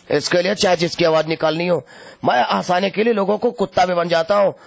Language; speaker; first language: Hindi; native; Hindi